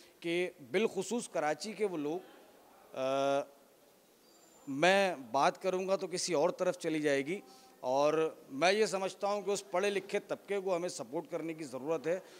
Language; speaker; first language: Urdu; native; Urdu